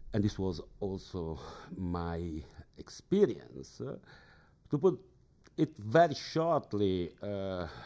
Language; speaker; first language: English; non-native, fluent; Italian